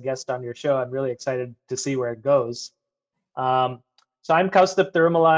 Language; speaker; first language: English; native; English